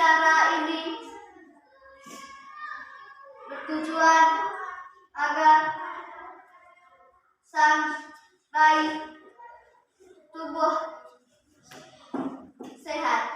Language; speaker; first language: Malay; non-native, local second language; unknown